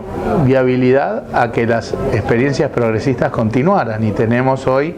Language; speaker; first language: Spanish; native; Spanish